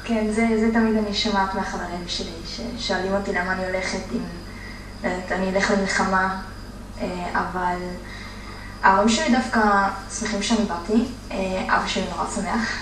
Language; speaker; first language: Hebrew; early bilingual, heritage; Hebrew